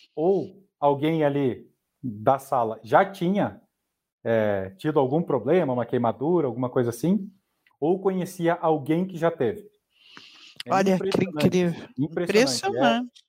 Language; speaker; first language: Portuguese; native; Portuguese